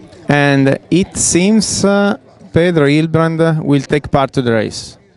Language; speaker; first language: English; non-native, fluent; Italian